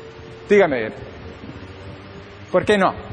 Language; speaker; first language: Spanish; non-native, learner; English